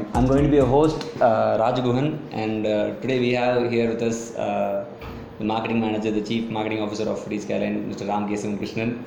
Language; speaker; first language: English; non-native, local second language; Tamil